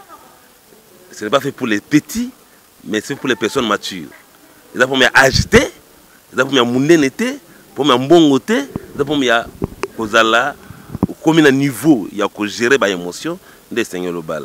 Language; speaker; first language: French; non-native, local second language; Lingala